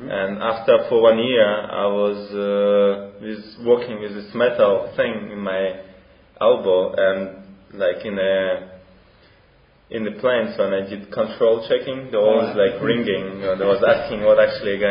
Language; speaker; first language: English; non-native, fluent; Russian